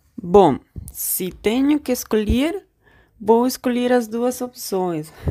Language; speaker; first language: Portuguese; non-native, learner; Spanish